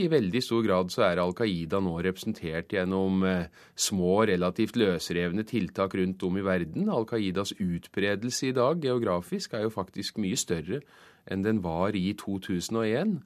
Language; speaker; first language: Norwegian; native; Norwegian